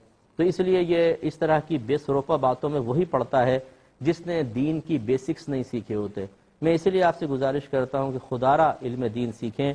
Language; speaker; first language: Urdu; native; Urdu